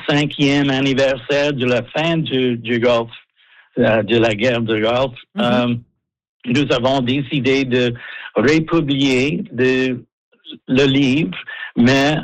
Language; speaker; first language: French; non-native, local second language; English